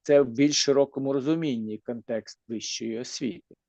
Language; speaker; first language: Ukrainian; native; Ukrainian